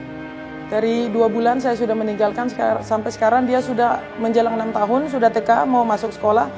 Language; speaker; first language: Indonesian; native; Indonesian